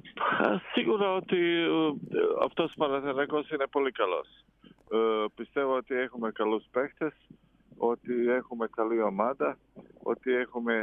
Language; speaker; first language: Greek; non-native, fluent; Croatian